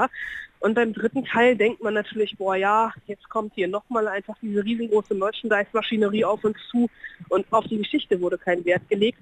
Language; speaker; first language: German; native; German